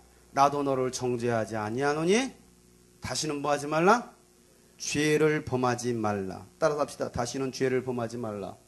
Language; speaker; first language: Korean; native; Korean